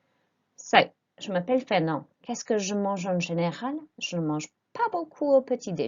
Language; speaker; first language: French; non-native, fluent; English